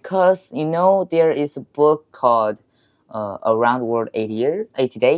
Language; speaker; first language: English; non-native, learner; Chinese